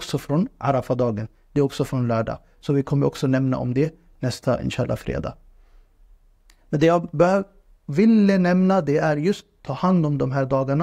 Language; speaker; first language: Swedish; non-native, fluent; Urdu